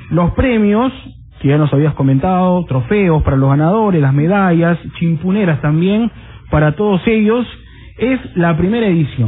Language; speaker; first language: Spanish; native; Spanish